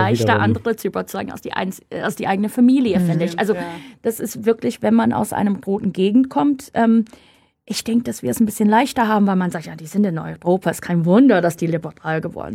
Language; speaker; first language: German; non-native, fluent; English